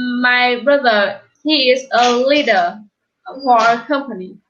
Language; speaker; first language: English; non-native, learner; Vietnamese